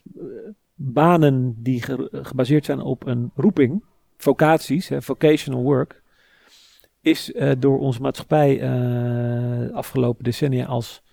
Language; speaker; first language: Dutch; native; Dutch